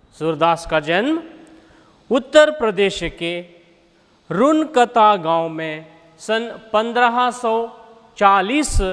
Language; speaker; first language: Hindi; non-native, local second language; Kannada